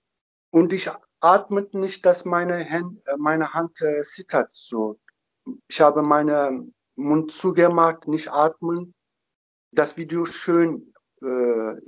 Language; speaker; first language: German; non-native, learner; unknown